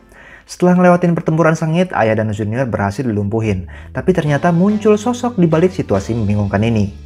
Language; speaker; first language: Indonesian; native; Indonesian